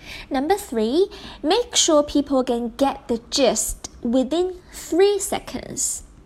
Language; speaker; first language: English; non-native, fluent; Chinese